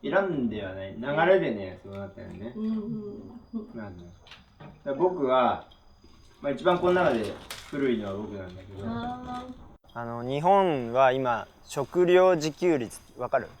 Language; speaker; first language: Japanese; native; Japanese